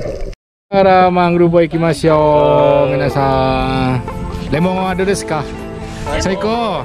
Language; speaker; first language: Japanese; non-native, fluent; Indonesian